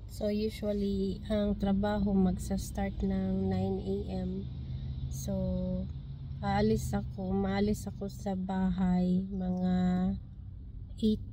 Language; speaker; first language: Filipino; non-native, local second language; Cebuano